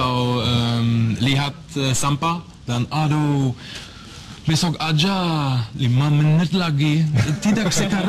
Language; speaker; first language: Indonesian; non-native, learner; German